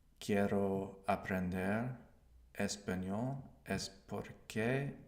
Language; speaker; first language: Spanish; non-native, learner; English